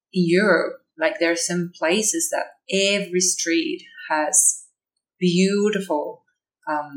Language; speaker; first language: English; non-native, fluent; Spanish